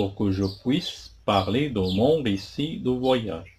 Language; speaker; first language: French; non-native, local second language; Arabic